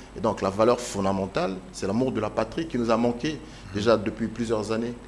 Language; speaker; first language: French; non-native, local second language; Lingala